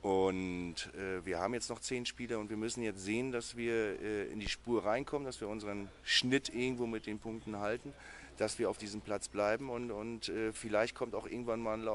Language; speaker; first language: German; native; German